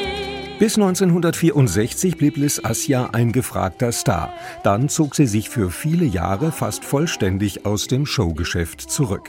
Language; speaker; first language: German; native; German